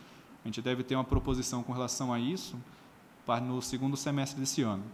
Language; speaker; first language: Portuguese; native; Portuguese